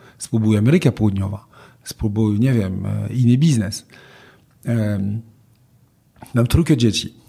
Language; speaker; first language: Polish; non-native, fluent; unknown